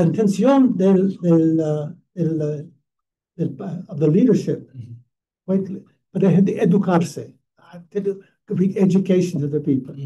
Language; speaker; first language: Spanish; non-native, fluent; English